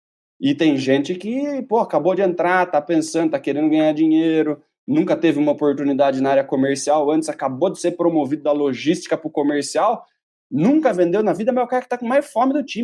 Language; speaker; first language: Portuguese; native; Portuguese